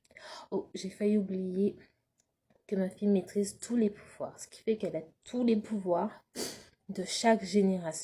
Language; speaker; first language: French; native; French